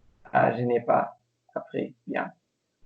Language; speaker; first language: French; non-native, learner; English